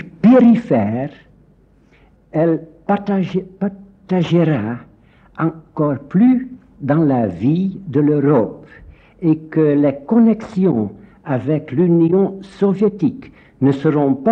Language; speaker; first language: French; non-native, fluent; Dutch